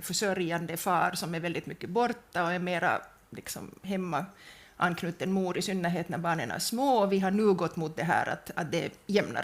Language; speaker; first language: Swedish; native; Swedish